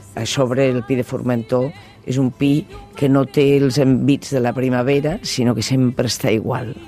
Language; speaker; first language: Catalan; non-native, local second language; Spanish